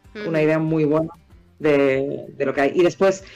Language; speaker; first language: Spanish; native; Spanish